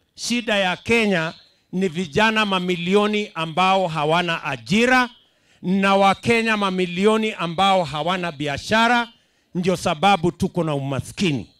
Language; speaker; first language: Swahili; non-native, local second language; Kalenjin